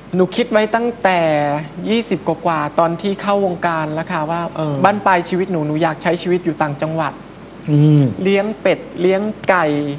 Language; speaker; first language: Thai; native; Thai